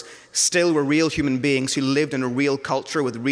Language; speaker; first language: English; native; English